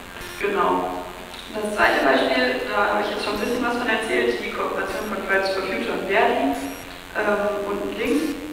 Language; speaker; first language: German; native; German